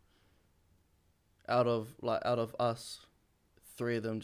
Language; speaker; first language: English; native; English